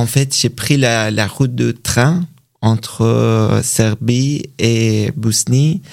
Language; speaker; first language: French; non-native, learner; Persian